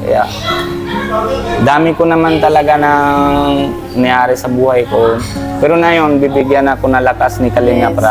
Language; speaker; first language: Filipino; non-native, learner; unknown